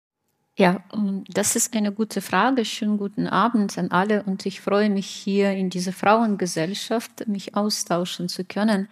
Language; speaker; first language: German; non-native, fluent; Russian